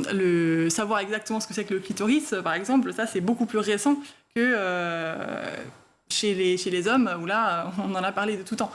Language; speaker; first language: French; native; French